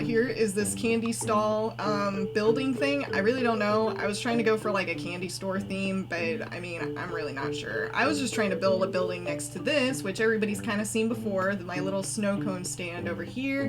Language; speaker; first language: English; native; English